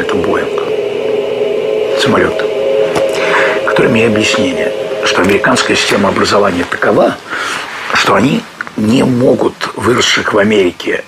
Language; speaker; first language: Russian; native; Russian